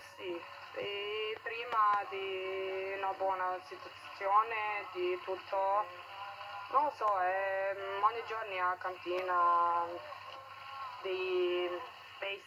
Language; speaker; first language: Italian; non-native, learner; Bosnian